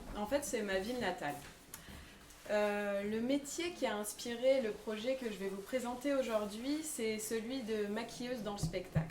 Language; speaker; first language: French; native; French